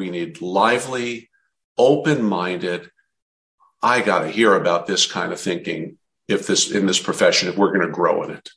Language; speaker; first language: English; native; English